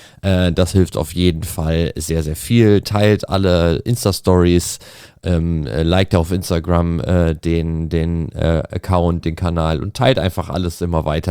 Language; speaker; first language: German; native; German